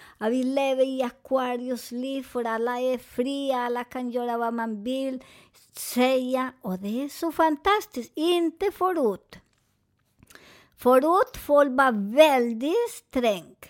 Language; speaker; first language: Swedish; non-native, fluent; Spanish